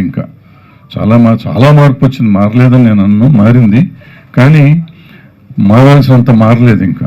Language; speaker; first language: Telugu; native; Telugu